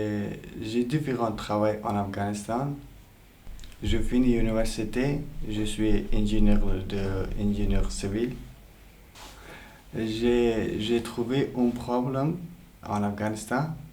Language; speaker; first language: French; non-native, learner; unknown